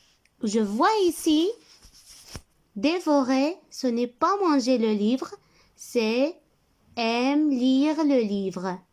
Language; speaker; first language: French; non-native, local second language; Arabic